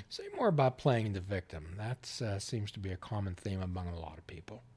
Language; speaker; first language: English; native; English